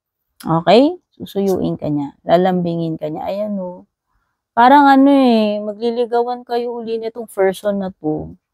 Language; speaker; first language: Filipino; native; Filipino